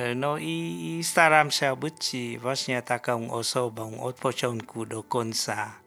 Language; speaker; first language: Polish; non-native, fluent; Vietnamese